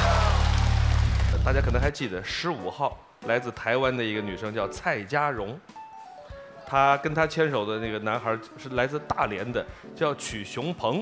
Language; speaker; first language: Chinese; native; Chinese